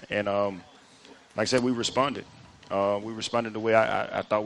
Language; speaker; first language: English; native; English